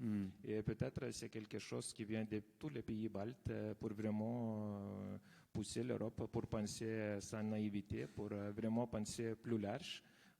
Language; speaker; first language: French; non-native, fluent; Lithuanian